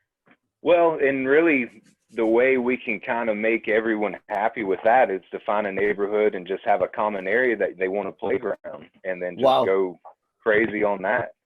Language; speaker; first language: English; native; English